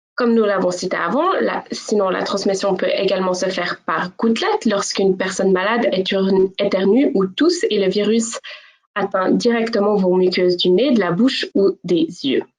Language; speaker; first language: French; native; French